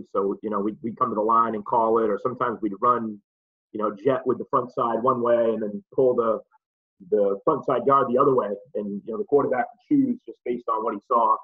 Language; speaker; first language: English; native; English